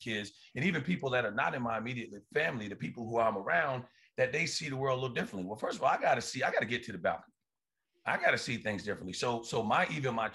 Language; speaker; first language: English; native; English